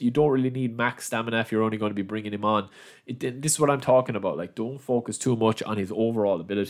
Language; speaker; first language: English; native; English